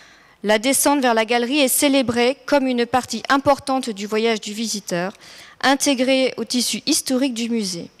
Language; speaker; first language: French; native; French